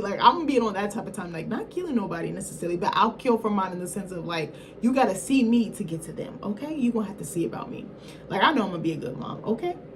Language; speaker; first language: English; native; English